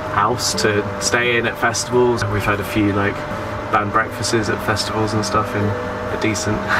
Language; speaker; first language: English; native; English